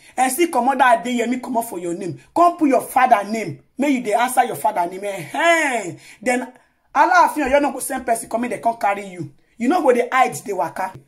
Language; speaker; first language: Nigerian Pidgin; non-native, local second language; Yoruba